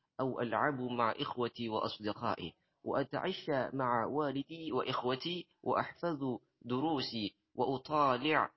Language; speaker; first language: Arabic; non-native, learner; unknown